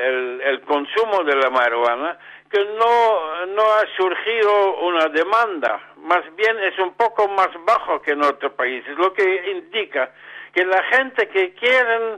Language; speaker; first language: Spanish; non-native, fluent; Dutch